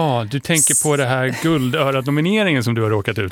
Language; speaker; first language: Swedish; non-native, fluent; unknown